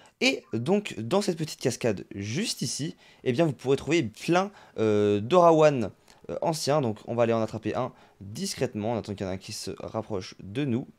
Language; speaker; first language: French; native; French